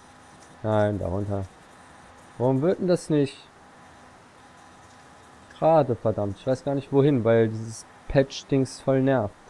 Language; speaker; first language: German; native; German